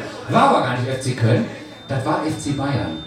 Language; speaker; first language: German; native; German